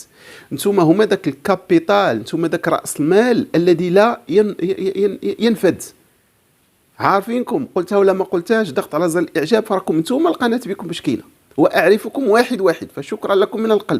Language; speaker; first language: Arabic; native; Arabic